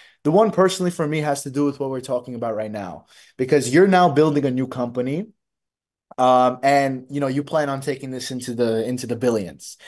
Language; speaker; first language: English; early bilingual, other home language; Russian